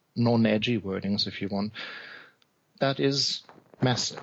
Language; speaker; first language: English; non-native, fluent; German